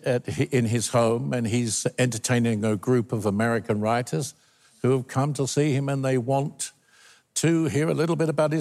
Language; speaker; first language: English; native; English